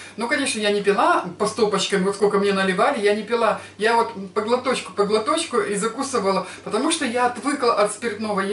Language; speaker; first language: Russian; native; Russian